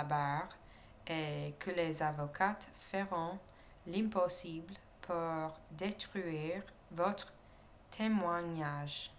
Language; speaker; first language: French; non-native, learner; English